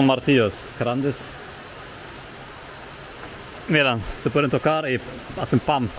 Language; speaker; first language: Spanish; non-native, fluent; German